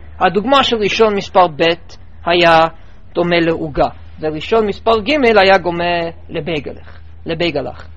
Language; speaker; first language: Hebrew; non-native, fluent; English